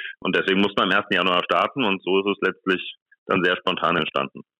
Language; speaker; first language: German; native; German